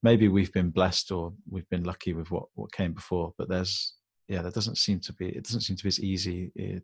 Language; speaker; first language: English; native; English